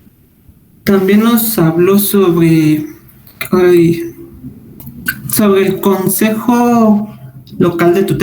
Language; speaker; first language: Spanish; native; Spanish